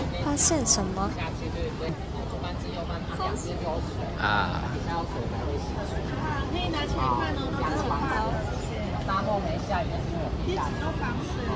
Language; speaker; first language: Chinese; non-native, learner; Japanese